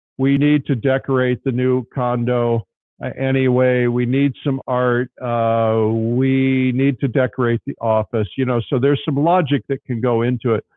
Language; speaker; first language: English; native; English